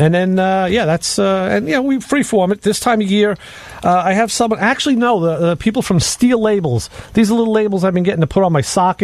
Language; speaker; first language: English; native; English